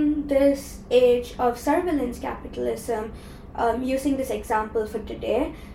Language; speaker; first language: English; non-native, local second language; Tamil